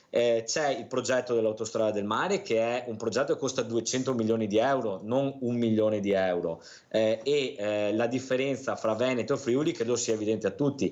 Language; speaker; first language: Italian; native; Italian